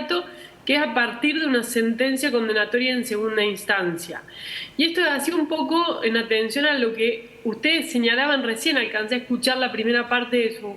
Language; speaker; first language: Spanish; native; Spanish